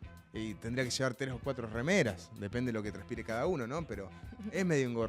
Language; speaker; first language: Spanish; native; Spanish